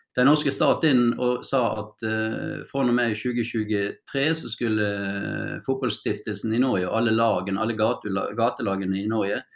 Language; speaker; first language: Swedish; non-native, fluent; Norwegian